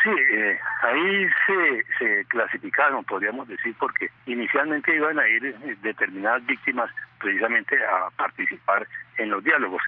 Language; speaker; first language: Spanish; native; Spanish